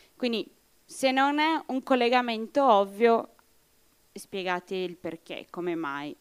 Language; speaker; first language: Italian; non-native, fluent; Portuguese